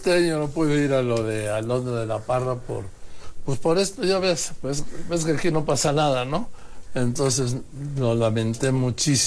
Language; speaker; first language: Spanish; native; Spanish